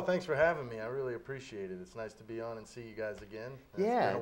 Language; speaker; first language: English; native; English